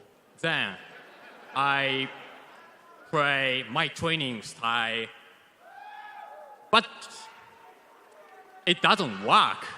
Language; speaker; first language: English; non-native, learner; Japanese